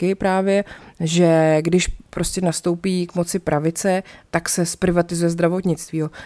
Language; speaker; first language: Czech; native; Czech